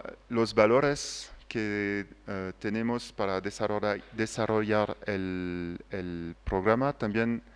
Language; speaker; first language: Spanish; non-native, fluent; French